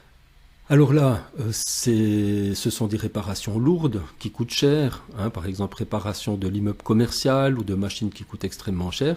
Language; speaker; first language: French; native; French